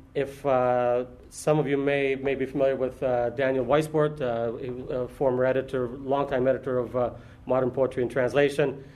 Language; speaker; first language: English; native; English